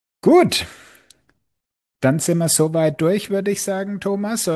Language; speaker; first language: German; native; German